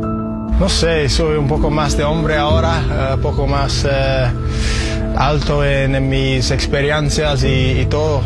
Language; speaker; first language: Spanish; non-native, learner; English